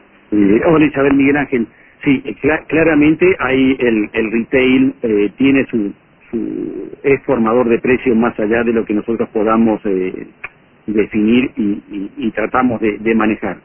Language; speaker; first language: Spanish; native; Spanish